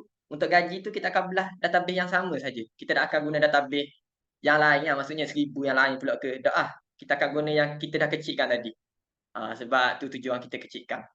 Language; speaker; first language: Malay; native; Malay